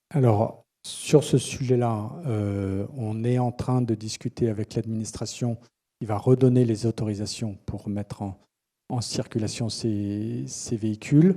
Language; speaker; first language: French; native; French